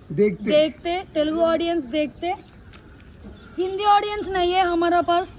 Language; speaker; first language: Hindi; non-native, local second language; Telugu